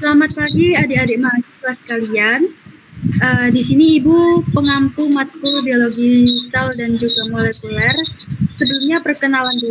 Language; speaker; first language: Indonesian; native; Indonesian